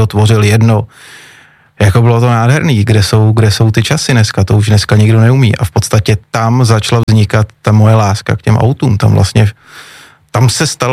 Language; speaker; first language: Czech; native; Czech